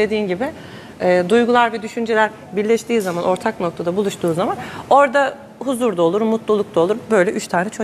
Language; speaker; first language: Turkish; native; Turkish